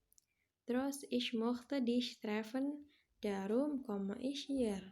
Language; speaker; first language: German; non-native, learner; Indonesian